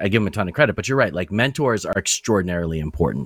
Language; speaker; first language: English; native; English